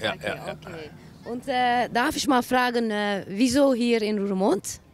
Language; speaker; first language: German; non-native, learner; Dutch